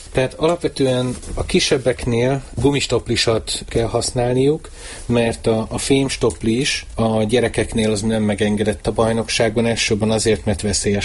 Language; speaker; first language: Hungarian; native; Hungarian